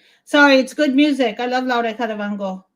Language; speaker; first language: English; native; English